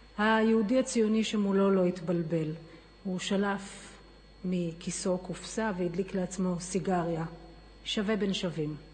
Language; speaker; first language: Hebrew; native; Hebrew